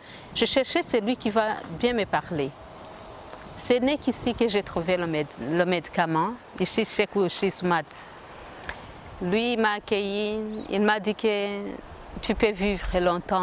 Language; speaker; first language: French; non-native, local second language; Kinyarwanda